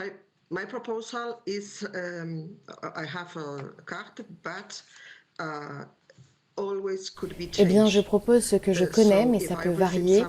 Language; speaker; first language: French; non-native, fluent; Spanish